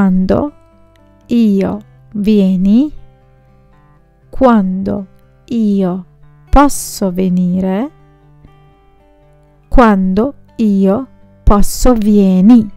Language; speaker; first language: Italian; non-native, fluent; Sinhala